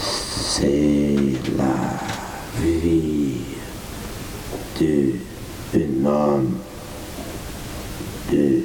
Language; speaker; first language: French; non-native, learner; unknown